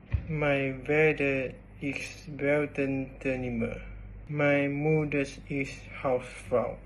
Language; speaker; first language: German; non-native, learner; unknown